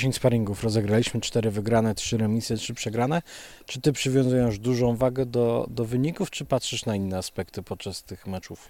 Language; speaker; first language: Polish; native; Polish